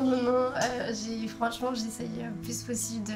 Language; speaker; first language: French; native; French